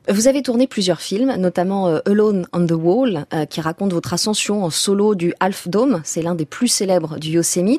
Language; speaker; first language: French; native; French